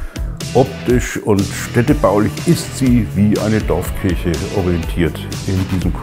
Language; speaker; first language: German; native; German